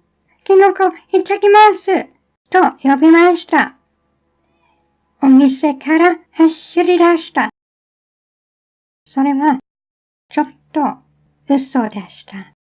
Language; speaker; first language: Japanese; non-native, learner; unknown